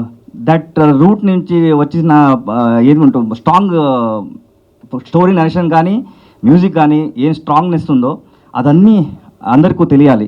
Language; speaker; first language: Telugu; non-native, learner; Kannada